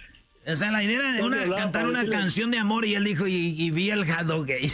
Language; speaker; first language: Spanish; native; Spanish